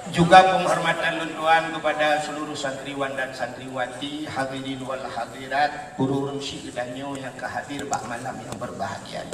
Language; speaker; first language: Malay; non-native, local second language; Achinese